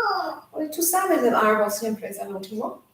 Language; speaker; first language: Spanish; non-native, learner; English